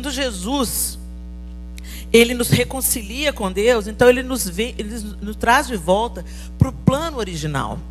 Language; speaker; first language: Portuguese; native; Portuguese